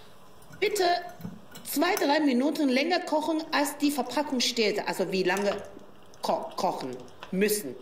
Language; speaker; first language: German; non-native, learner; Chinese